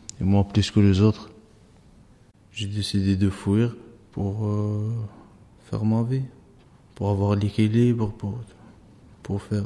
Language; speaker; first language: French; non-native, learner; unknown